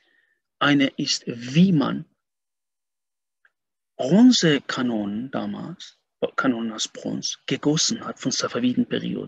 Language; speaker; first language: German; non-native, fluent; Persian